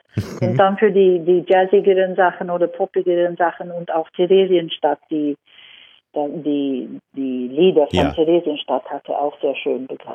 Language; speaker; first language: German; non-native, fluent; Swedish